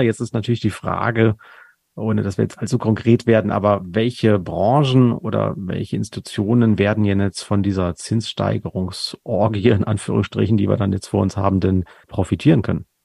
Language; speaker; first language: German; native; German